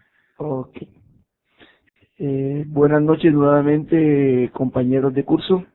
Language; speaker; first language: Spanish; native; Spanish